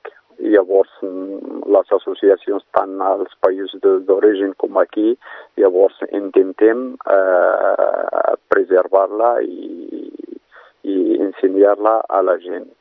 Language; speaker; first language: Catalan; non-native, fluent; Berber languages